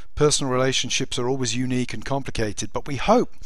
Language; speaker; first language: English; native; English